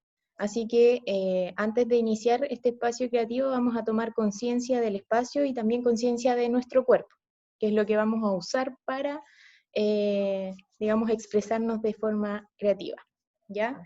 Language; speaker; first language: Spanish; native; Spanish